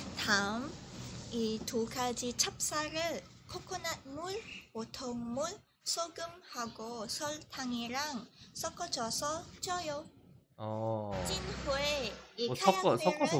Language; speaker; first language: Korean; non-native, learner; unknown